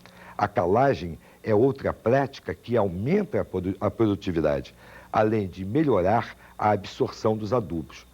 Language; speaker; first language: Portuguese; native; Portuguese